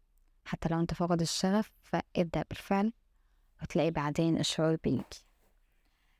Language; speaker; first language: Arabic; native; Arabic